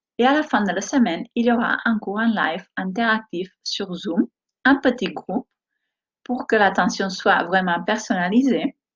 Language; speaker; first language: French; non-native, fluent; Spanish